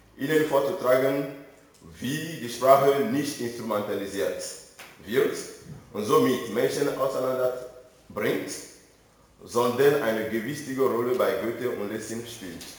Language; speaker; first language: German; non-native, fluent; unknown